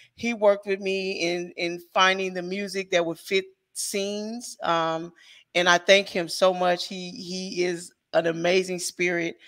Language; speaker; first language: English; native; English